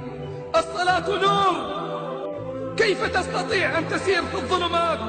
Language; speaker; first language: Arabic; native; Arabic